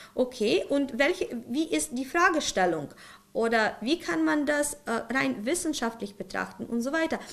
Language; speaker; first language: German; non-native, fluent; Ukrainian